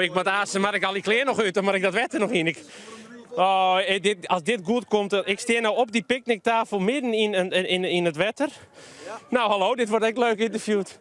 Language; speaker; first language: Dutch; non-native, local second language; Western Frisian